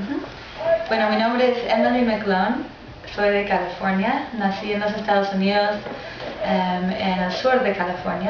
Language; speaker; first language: Spanish; non-native, fluent; English